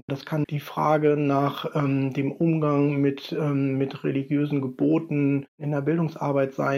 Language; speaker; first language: German; native; German